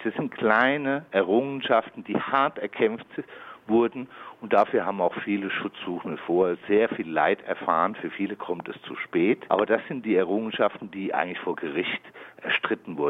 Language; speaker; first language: German; native; German